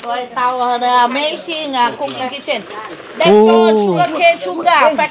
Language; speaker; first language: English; non-native, learner; Thai